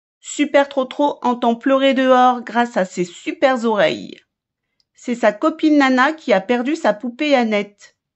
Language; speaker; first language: French; native; French